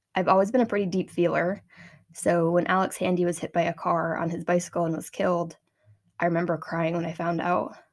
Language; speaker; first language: English; native; English